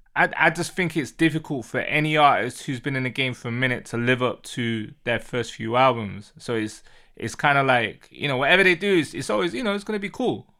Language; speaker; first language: English; native; English